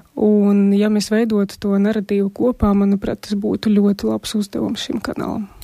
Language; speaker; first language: Latvian; non-native, local second language; Russian